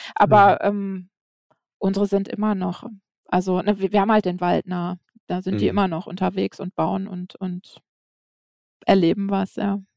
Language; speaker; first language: German; native; German